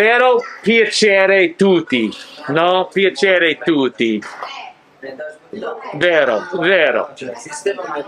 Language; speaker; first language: Italian; non-native, learner; English